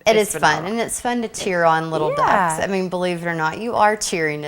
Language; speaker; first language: English; native; English